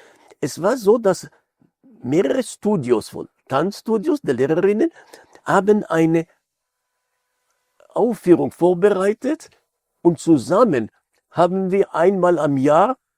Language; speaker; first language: German; non-native, fluent; Hebrew